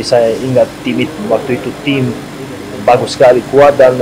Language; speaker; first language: Indonesian; non-native, fluent; Serbian